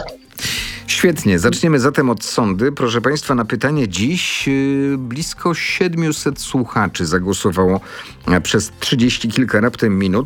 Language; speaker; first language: Polish; native; Polish